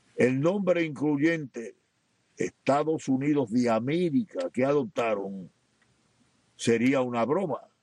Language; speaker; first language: Spanish; native; Spanish